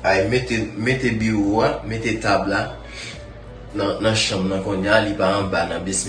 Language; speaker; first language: French; non-native, learner; Haitian Creole